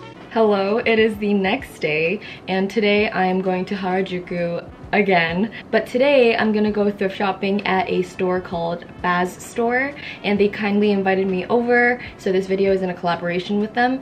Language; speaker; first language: English; early bilingual, other home language; Japanese